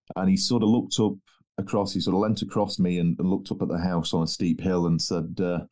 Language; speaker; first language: English; native; English